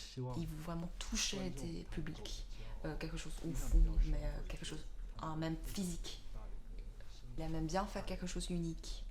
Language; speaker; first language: French; non-native, learner; Chinese